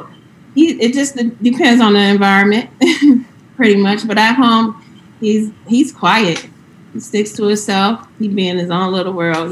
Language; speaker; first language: English; native; English